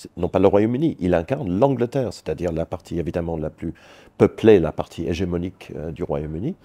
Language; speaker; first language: French; non-native, fluent; English